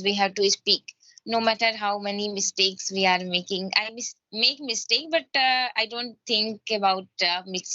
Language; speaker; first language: English; non-native, learner; Hindi